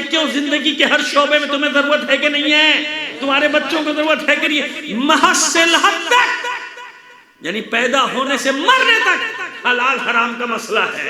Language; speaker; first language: Urdu; native; Urdu